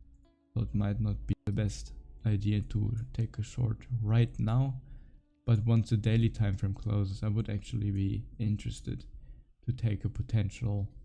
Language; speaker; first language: English; non-native, fluent; German